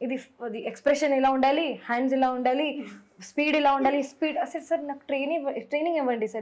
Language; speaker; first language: Telugu; non-native, fluent; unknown